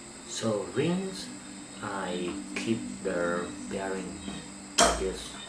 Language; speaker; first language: English; non-native, learner; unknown